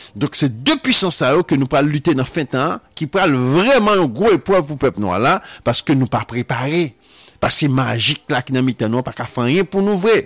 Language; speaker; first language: French; non-native, local second language; Haitian Creole